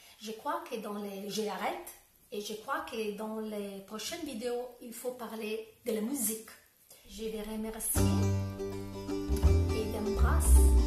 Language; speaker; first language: French; non-native, learner; Italian